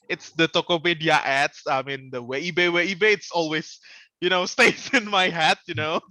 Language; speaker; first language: English; non-native, fluent; Indonesian